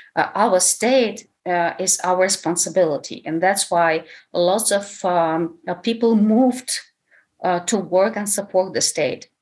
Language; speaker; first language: English; non-native, fluent; Ukrainian